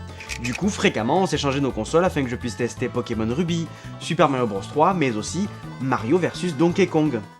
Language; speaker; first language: French; native; French